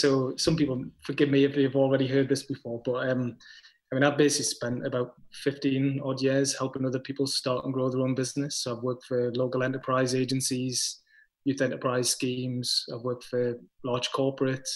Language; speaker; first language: English; native; English